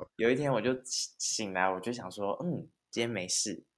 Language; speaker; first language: Chinese; non-native, local second language; Min Nan Chinese